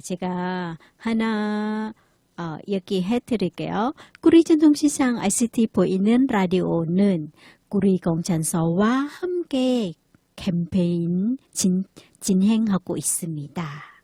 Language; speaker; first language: Korean; non-native, learner; Thai